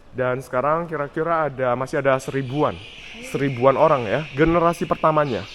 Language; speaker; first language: Indonesian; non-native, fluent; Chinese